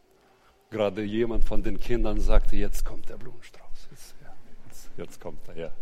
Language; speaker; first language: German; native; German